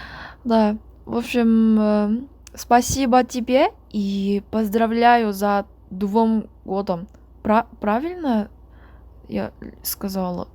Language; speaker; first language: Russian; non-native, learner; Korean